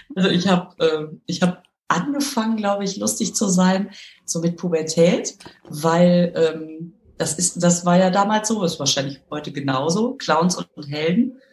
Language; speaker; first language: German; native; German